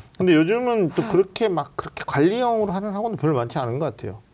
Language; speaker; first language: Korean; native; Korean